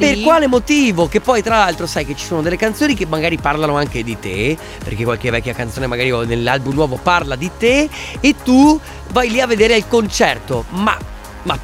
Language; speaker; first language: Italian; native; Italian